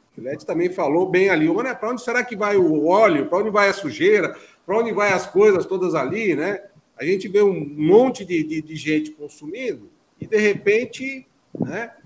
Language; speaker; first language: Portuguese; native; Portuguese